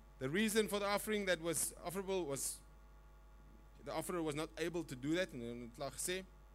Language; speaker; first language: English; non-native, local second language; Afrikaans